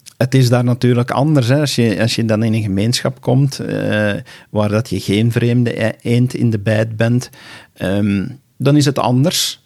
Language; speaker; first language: Dutch; native; Dutch